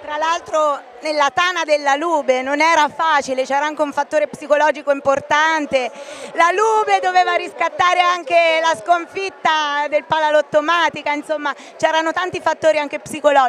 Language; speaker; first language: Italian; native; Italian